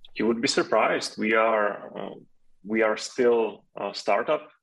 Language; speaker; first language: English; non-native, fluent; Czech